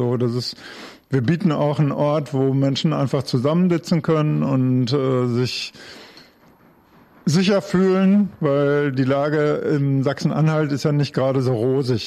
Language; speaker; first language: German; native; German